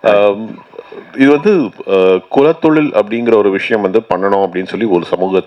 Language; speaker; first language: Tamil; native; Tamil